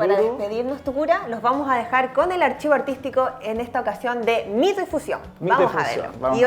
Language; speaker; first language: Spanish; native; Spanish